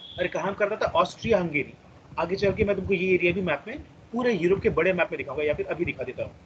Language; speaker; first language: Hindi; non-native, local second language; Marathi